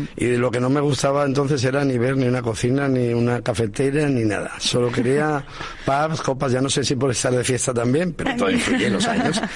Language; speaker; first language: Spanish; native; Spanish